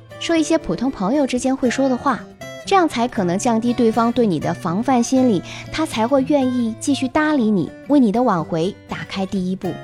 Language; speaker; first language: Chinese; native; Chinese